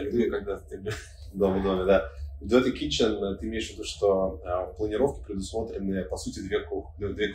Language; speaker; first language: Russian; native; Russian